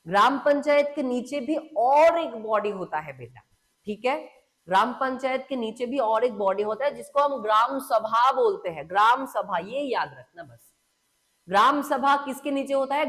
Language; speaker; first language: Hindi; non-native, local second language; Bangla